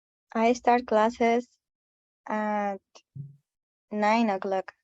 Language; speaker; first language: English; non-native, learner; Spanish